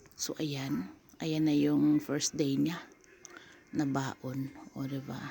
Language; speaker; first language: Filipino; native; Filipino